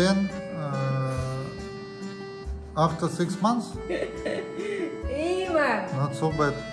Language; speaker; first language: English; non-native, learner; Russian